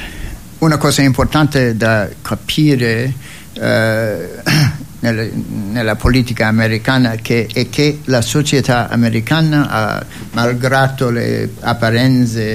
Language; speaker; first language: Italian; non-native, fluent; English